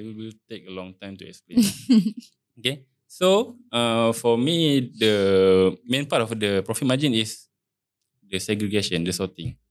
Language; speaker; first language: English; non-native, local second language; Malay